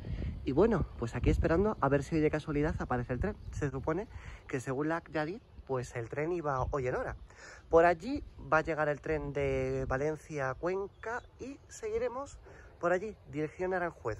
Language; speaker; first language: Spanish; native; Spanish